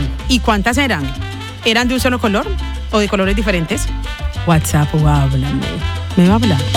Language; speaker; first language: Spanish; native; Spanish